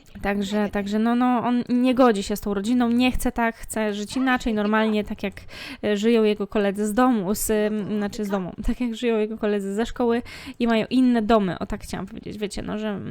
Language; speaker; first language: Polish; native; Polish